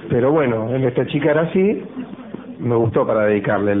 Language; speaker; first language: Spanish; native; Spanish